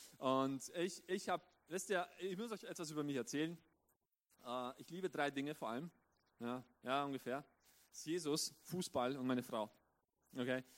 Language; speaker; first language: German; early bilingual, other home language; Romanian